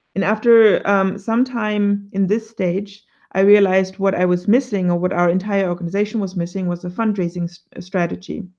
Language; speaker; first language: English; non-native, fluent; German